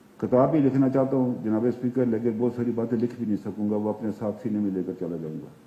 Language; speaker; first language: Urdu; non-native, local second language; Pahari-Potwari